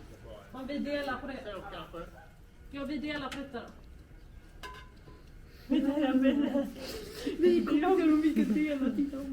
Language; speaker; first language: Swedish; native; Swedish